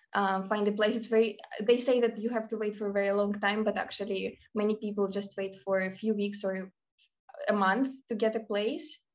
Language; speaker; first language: English; non-native, fluent; Russian